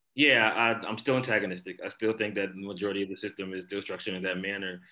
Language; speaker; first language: English; native; English